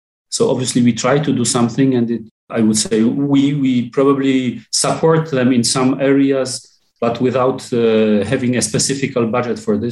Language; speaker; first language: English; non-native, fluent; Polish